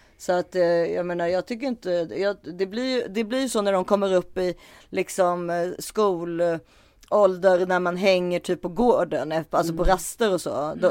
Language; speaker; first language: Swedish; early bilingual, other home language; French